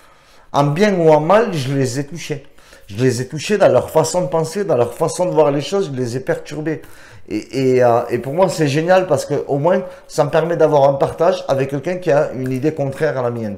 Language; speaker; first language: French; native; French